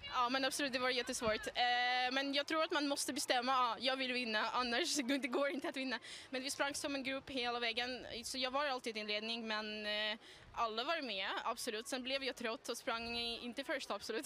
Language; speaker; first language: Swedish; non-native, fluent; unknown